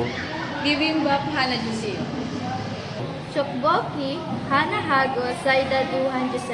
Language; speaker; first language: Korean; non-native, learner; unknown